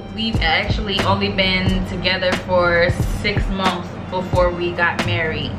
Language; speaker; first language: English; native; English